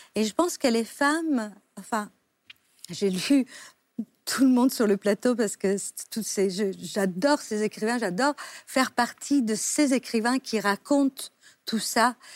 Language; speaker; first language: French; non-native, fluent; Italian